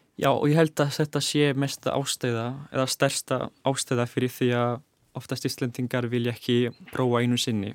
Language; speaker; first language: Icelandic; non-native, fluent; Italian